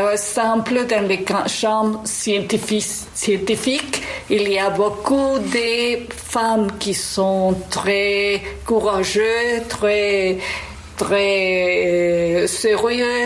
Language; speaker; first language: French; non-native, fluent; Spanish